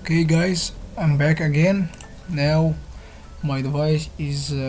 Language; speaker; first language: English; non-native, learner; Arabic